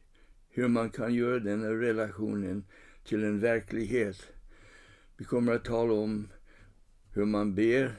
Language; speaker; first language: Swedish; non-native, fluent; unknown